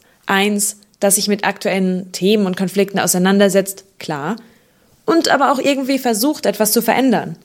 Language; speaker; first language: German; native; German